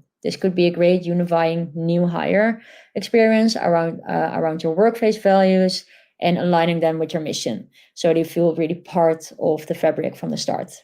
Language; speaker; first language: English; non-native, fluent; Dutch